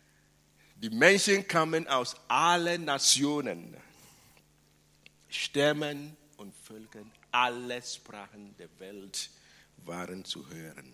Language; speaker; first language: German; non-native, fluent; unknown